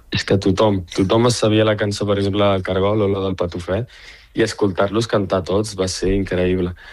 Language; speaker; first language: Catalan; early bilingual, other home language; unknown